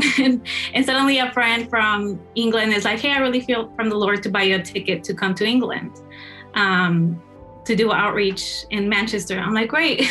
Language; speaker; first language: English; native; English